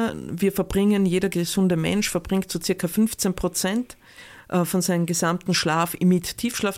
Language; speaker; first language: German; native; German